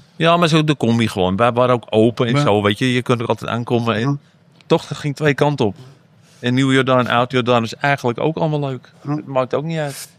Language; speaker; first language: Dutch; native; Dutch